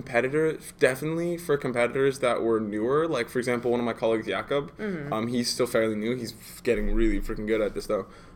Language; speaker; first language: English; native; English